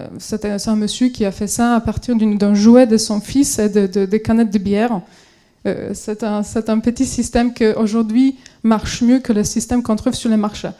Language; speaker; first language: French; non-native, fluent; Polish